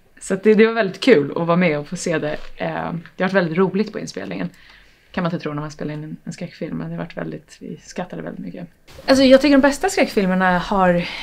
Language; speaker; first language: Swedish; native; Swedish